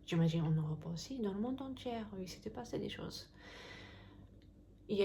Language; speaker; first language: French; non-native, fluent; Japanese